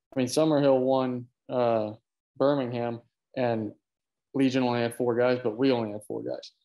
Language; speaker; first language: English; native; English